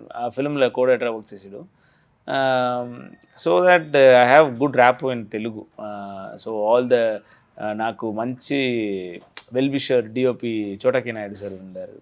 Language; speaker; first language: Telugu; non-native, learner; Tamil